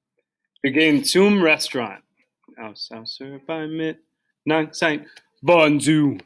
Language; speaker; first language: German; non-native, learner; English